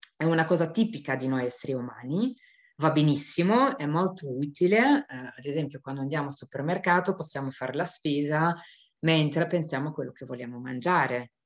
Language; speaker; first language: Italian; native; Italian